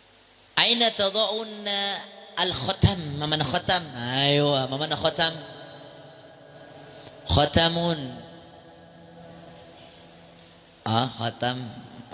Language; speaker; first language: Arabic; non-native, fluent; Indonesian